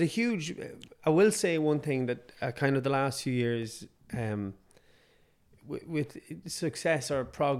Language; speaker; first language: English; native; English